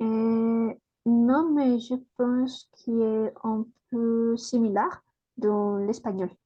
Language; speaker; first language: French; non-native, learner; Spanish